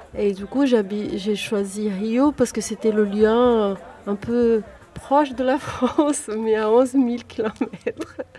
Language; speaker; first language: French; non-native, fluent; Portuguese